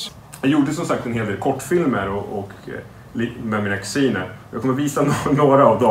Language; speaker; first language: Swedish; native; Swedish